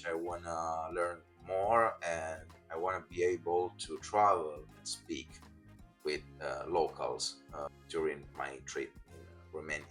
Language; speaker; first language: English; non-native, fluent; Italian